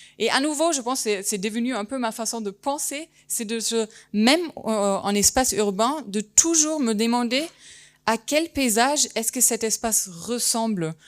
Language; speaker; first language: French; non-native, fluent; German